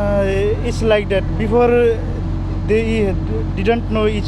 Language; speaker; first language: English; non-native, learner; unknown